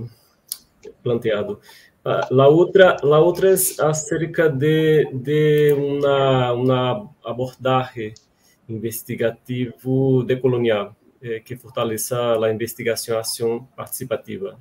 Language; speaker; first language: Spanish; non-native, fluent; Portuguese